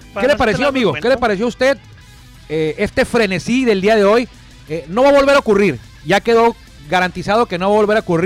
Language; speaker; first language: Spanish; native; Spanish